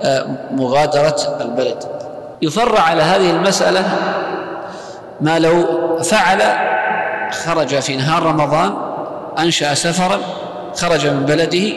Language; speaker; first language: Arabic; native; Arabic